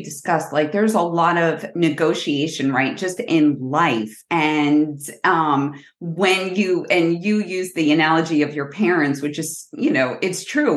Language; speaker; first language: English; native; English